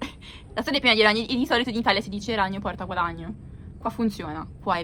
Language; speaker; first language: Italian; native; Italian